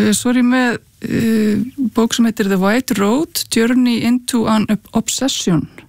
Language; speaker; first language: Icelandic; native; Icelandic